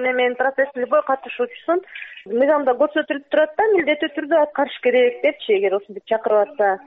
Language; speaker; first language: Kyrgyz; native; Kyrgyz